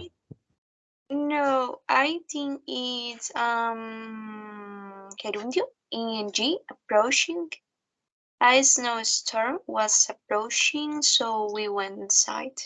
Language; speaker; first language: English; non-native, learner; Spanish